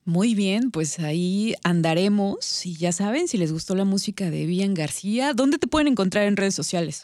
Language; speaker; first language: Spanish; native; Spanish